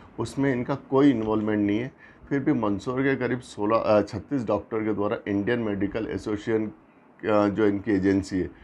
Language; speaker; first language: Hindi; native; Hindi